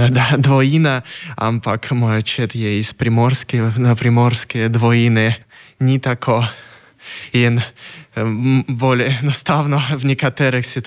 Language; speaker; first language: Slovenian; non-native, learner; Russian